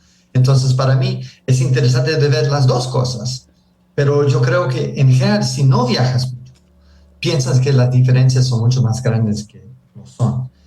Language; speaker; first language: Spanish; early bilingual, heritage; Spanish